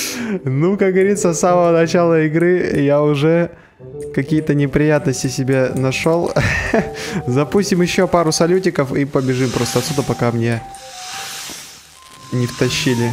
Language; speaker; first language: Russian; native; Russian